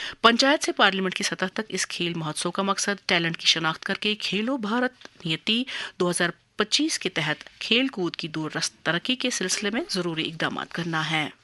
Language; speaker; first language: Urdu; non-native, local second language; Kashmiri